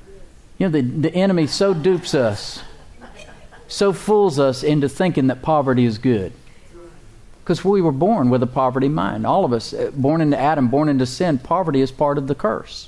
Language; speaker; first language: English; native; English